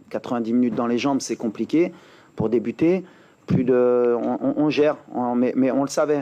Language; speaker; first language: French; native; French